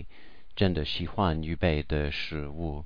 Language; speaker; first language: Chinese; non-native, learner; English